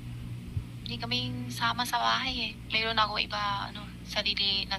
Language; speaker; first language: Filipino; non-native, learner; Chinese